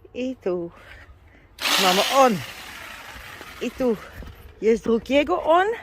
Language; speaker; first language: Polish; non-native, learner; Dutch